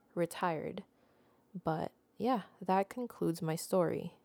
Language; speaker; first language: English; non-native, local second language; Filipino